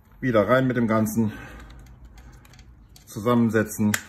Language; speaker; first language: German; native; German